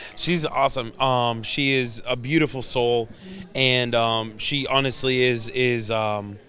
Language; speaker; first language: English; native; English